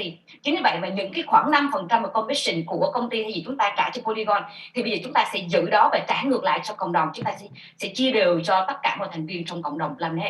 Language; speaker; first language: Vietnamese; native; Vietnamese